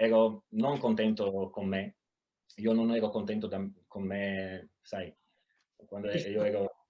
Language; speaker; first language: Italian; non-native, fluent; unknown